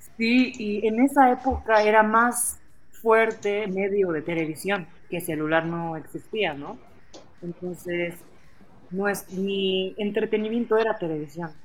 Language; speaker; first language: Spanish; non-native, fluent; Japanese